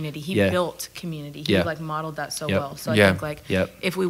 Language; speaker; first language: English; non-native, local second language; Afrikaans